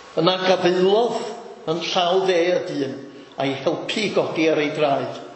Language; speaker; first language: Welsh; native; Welsh